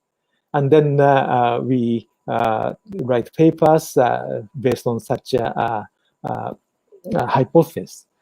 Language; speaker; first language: English; non-native, fluent; Japanese